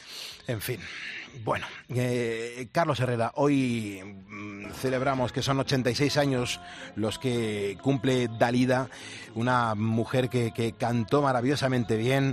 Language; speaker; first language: Spanish; native; Spanish